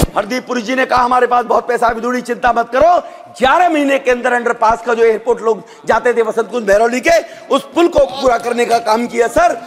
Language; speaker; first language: Hindi; native; Hindi